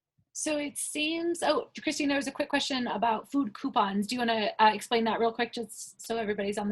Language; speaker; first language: English; native; English